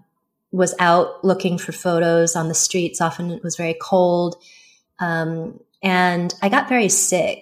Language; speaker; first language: English; early bilingual, other home language; Chinese